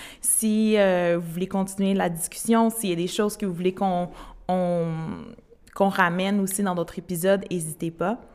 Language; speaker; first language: French; native; French